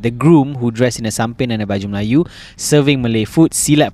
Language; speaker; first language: English; non-native, local second language; Malay